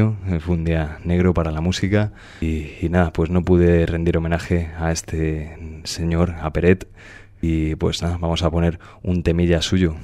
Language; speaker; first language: Spanish; native; Spanish